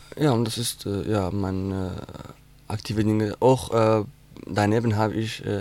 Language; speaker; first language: German; non-native, learner; Kurdish